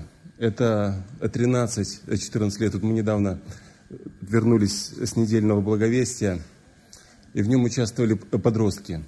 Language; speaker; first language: Russian; native; Russian